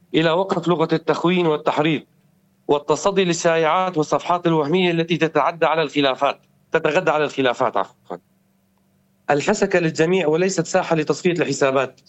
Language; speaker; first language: Arabic; non-native, local second language; Kurdish